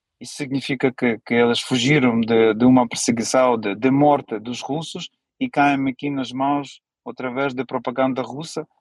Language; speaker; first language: Portuguese; non-native, fluent; Ukrainian